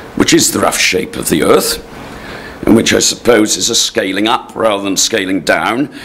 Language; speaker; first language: English; native; English